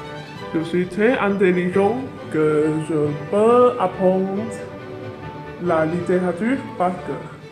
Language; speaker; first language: French; non-native, learner; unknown